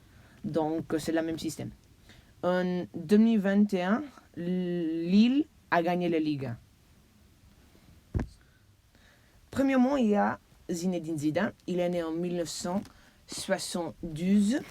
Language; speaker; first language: French; non-native, learner; English